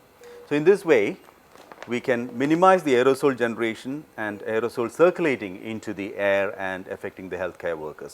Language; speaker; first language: English; non-native, local second language; Malayalam